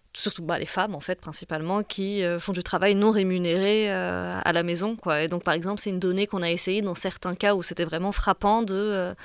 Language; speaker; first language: French; native; French